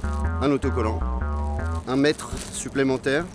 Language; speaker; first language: French; native; French